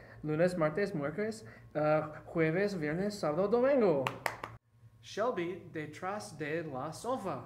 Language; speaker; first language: Spanish; non-native, learner; English